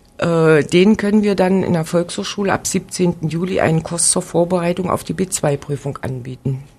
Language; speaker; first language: German; native; German